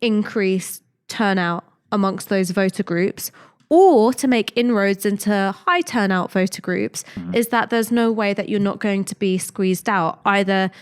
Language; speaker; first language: English; native; English